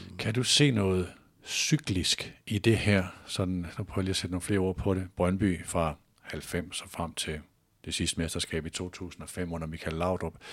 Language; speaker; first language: Danish; native; Danish